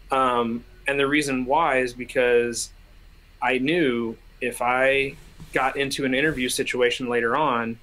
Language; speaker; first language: English; native; English